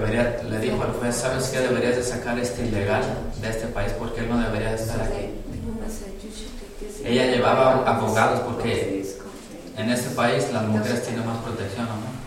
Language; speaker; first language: Spanish; native; Spanish